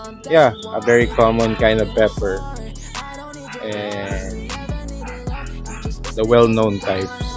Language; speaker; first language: English; non-native, local second language; Filipino